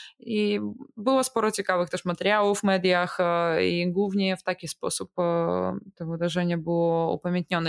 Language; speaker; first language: Polish; non-native, fluent; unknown